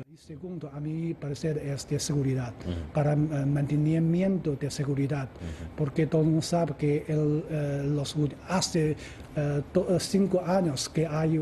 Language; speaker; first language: Spanish; non-native, fluent; Chinese